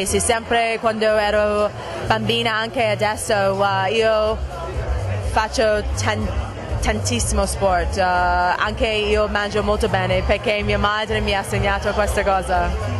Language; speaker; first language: Italian; non-native, fluent; English